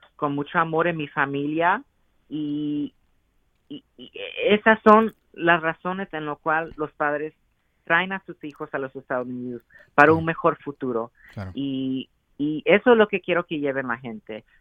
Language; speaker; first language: Spanish; early bilingual, heritage; Spanish